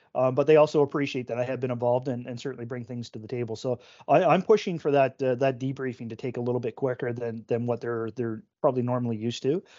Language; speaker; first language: English; native; English